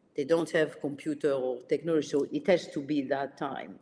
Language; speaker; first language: English; early bilingual, other home language; Arabic